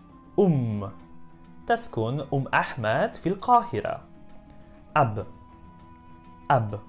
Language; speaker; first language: Arabic; non-native, fluent; Polish